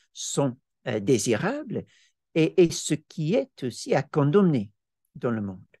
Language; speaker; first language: French; non-native, fluent; English